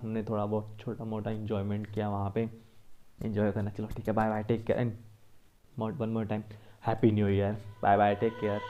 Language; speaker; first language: Hindi; native; Hindi